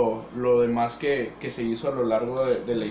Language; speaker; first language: Spanish; native; Spanish